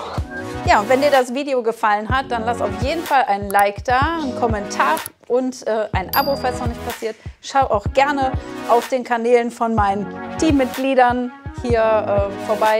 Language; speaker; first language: German; native; German